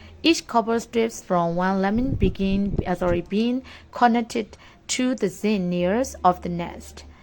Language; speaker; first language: English; non-native, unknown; Burmese